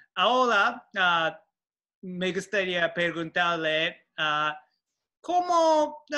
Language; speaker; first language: Spanish; non-native, learner; Japanese